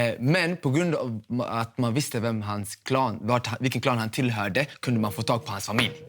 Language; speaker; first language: Swedish; early bilingual, other home language; Somali